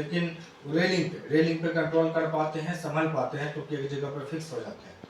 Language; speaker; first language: Hindi; native; Hindi